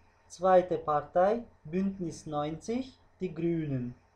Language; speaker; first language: German; non-native, fluent; Uzbek